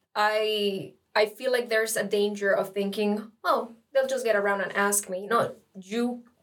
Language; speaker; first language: English; non-native, fluent; Spanish